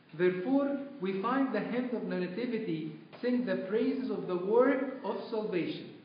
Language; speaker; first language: English; non-native, fluent; Arabic